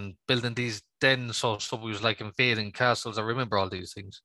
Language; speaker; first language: English; native; English